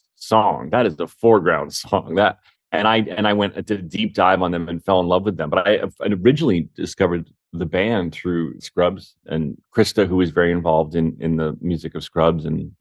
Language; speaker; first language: English; native; English